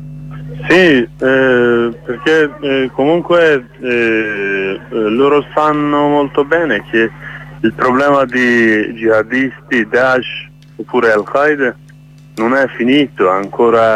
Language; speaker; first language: Italian; non-native, learner; Kurdish